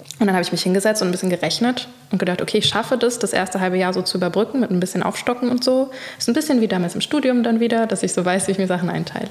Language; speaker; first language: German; native; German